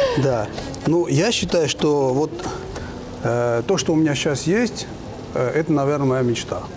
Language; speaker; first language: Russian; non-native, fluent; Armenian